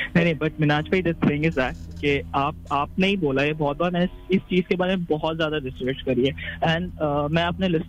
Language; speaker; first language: Urdu; native; Urdu